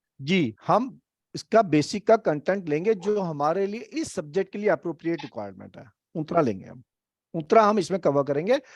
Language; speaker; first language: Hindi; native; Hindi